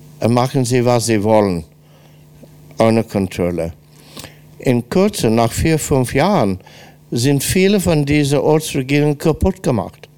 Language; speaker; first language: German; non-native, fluent; English